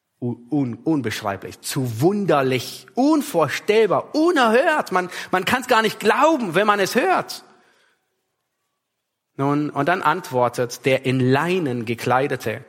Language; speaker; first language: German; native; German